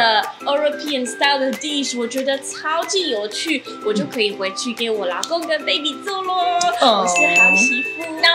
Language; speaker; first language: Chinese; non-native, fluent; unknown